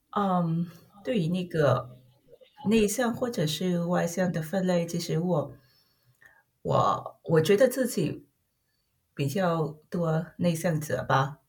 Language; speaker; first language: Chinese; non-native, fluent; Vietnamese